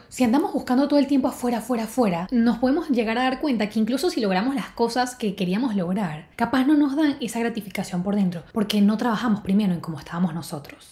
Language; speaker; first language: Spanish; native; Spanish